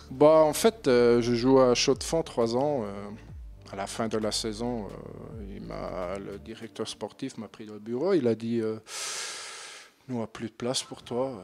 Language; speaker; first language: French; non-native, learner; German